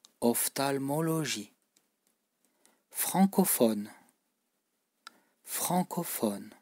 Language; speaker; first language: French; non-native, fluent; Turkish